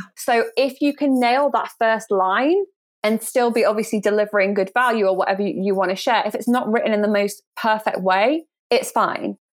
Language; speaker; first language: English; native; English